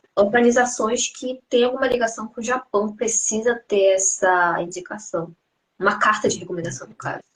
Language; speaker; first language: Portuguese; early bilingual, heritage; Portuguese